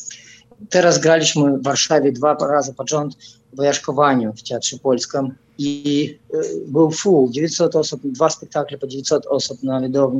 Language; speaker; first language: Polish; non-native, fluent; Russian